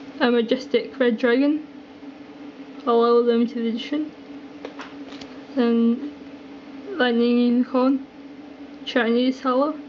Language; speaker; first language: English; native; English